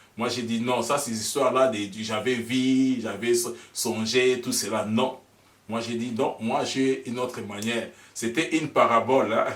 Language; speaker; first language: French; non-native, local second language; Lingala